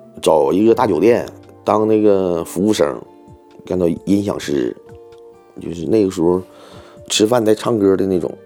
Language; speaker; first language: Chinese; native; Chinese